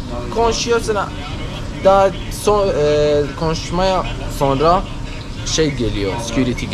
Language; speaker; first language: Turkish; non-native, learner; Kurdish